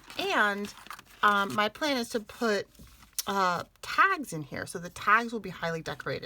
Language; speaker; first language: English; native; English